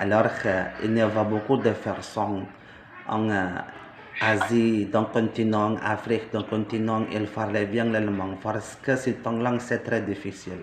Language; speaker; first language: French; non-native, learner; Indonesian